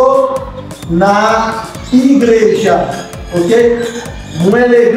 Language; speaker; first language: Portuguese; non-native, fluent; Haitian Creole